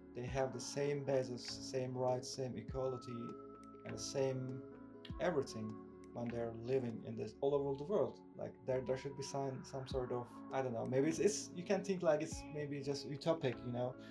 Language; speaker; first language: English; non-native, fluent; Turkish